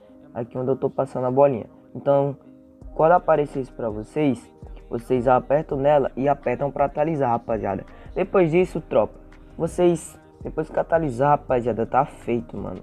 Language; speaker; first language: Portuguese; native; Portuguese